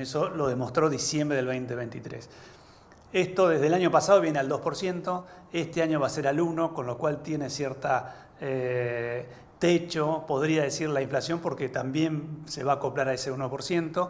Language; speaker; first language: Spanish; native; Spanish